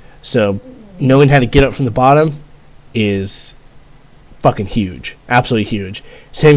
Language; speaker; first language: English; native; English